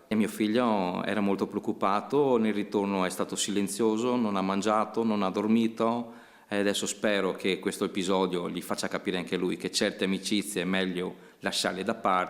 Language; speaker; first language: Italian; native; Italian